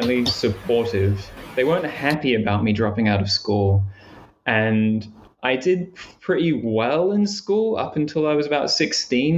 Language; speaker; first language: English; native; English